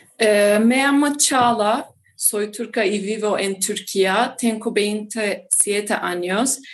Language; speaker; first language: Spanish; non-native, learner; Turkish